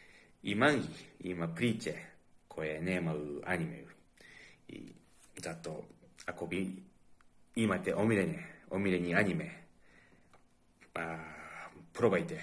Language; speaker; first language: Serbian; non-native, fluent; Japanese